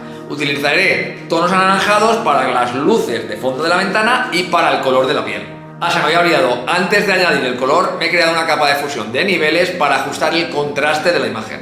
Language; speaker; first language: Spanish; native; Spanish